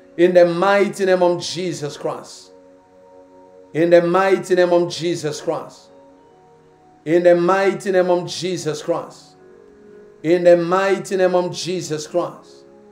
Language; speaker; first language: English; non-native, fluent; Lingala